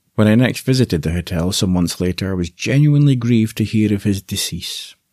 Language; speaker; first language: English; native; English